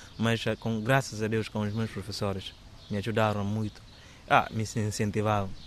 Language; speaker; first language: Portuguese; non-native, local second language; Upper Guinea Crioulo